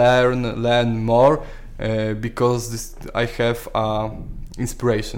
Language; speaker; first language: English; non-native, learner; Polish